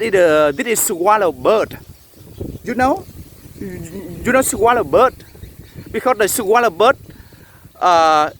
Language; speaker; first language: English; non-native, learner; Vietnamese